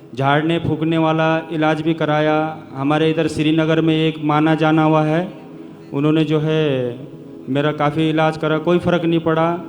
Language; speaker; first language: Hindi; early bilingual, other home language; Nepali